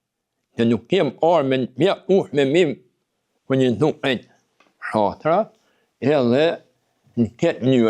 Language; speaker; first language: Albanian; native; Albanian